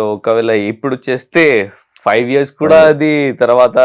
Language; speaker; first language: Telugu; non-native, local second language; Hindi